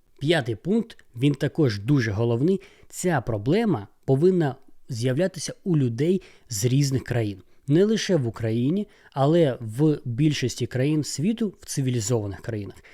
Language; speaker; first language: Ukrainian; non-native, local second language; Russian